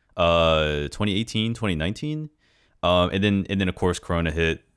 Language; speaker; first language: English; early bilingual, other home language; Lao